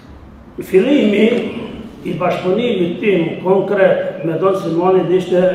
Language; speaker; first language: Albanian; native; Albanian